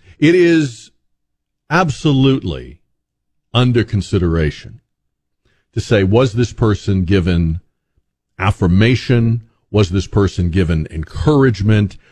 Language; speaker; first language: English; native; English